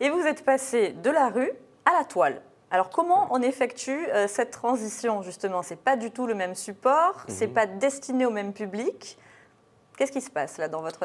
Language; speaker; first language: French; native; French